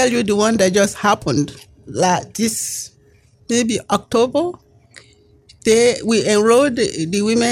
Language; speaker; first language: English; non-native, local second language; Igbo